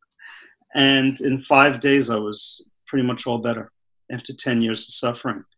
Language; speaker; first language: English; native; English